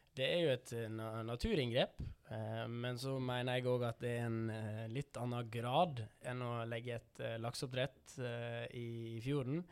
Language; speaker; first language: Norwegian; early bilingual, other home language; Dutch